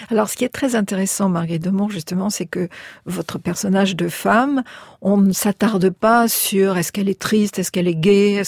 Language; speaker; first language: French; native; French